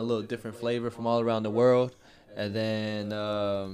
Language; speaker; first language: English; native; English